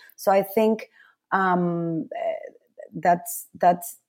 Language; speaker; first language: English; non-native, fluent; Spanish